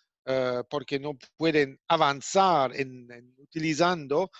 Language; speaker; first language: Spanish; non-native, fluent; German